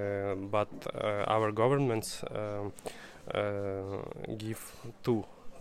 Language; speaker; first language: English; non-native, learner; Russian